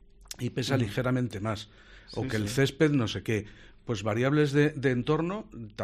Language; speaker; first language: Spanish; native; Spanish